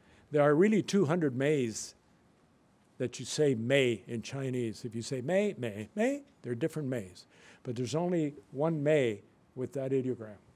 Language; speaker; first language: English; native; English